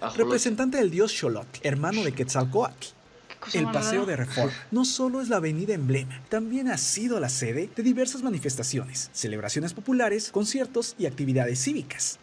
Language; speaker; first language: Spanish; native; Spanish